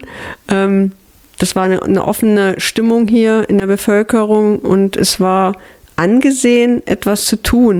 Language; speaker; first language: German; native; German